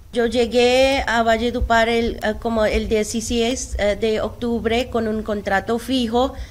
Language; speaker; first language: Spanish; non-native, fluent; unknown